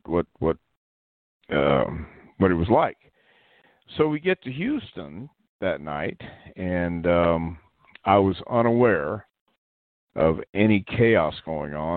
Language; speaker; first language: English; native; English